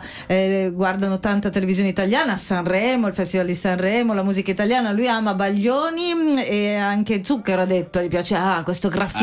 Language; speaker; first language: Italian; native; Italian